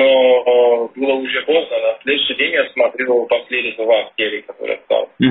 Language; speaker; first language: Russian; non-native, fluent; Portuguese